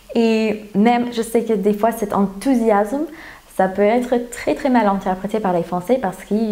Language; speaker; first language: French; non-native, fluent; English